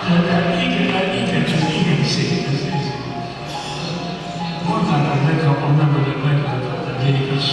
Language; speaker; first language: Hungarian; early bilingual, heritage; Hungarian